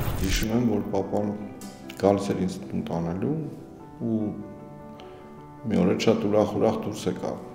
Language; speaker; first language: Armenian; native; Armenian